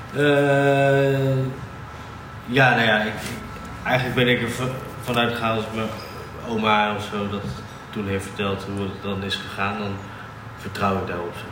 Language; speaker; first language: Dutch; native; Dutch